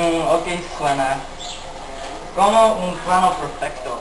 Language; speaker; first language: Spanish; non-native, learner; English